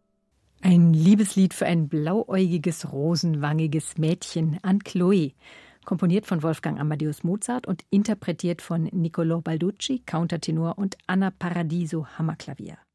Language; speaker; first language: German; native; German